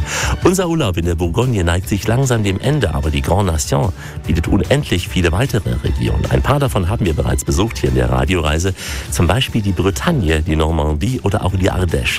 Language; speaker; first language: German; native; German